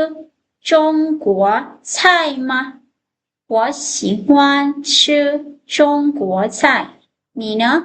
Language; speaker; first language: Chinese; non-native, fluent; Lao